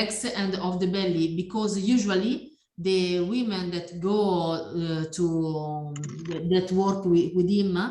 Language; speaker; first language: English; non-native, learner; Italian